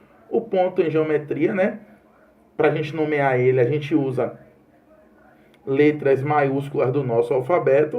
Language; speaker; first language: Portuguese; native; Portuguese